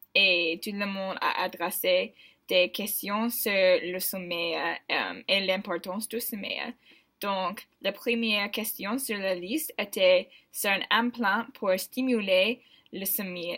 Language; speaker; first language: French; non-native, learner; English